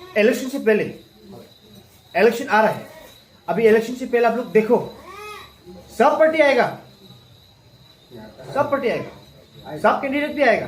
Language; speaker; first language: Hindi; non-native, local second language; Garo